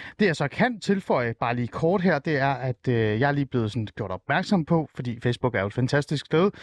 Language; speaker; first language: Danish; early bilingual, other home language; Persian